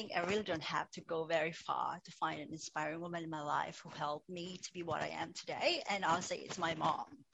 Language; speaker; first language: English; non-native, local second language; Cebuano